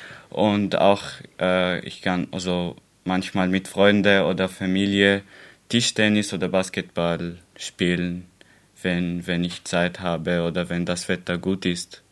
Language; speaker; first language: German; non-native, learner; Arabic